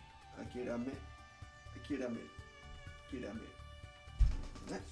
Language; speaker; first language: Japanese; non-native, learner; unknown